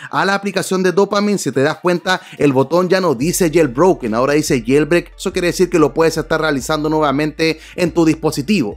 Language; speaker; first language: Spanish; native; Spanish